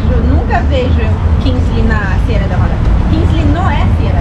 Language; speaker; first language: Spanish; non-native, learner; Portuguese